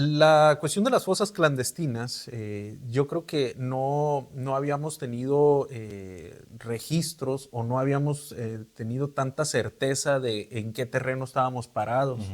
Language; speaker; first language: Spanish; native; Spanish